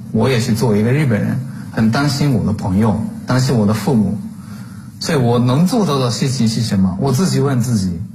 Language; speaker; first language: Chinese; non-native, fluent; Japanese